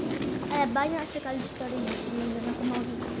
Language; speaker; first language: Indonesian; early bilingual, heritage; Indonesian